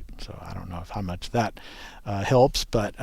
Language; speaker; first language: English; native; English